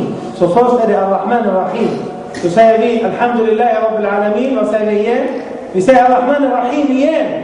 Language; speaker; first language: Swedish; non-native, fluent; Arabic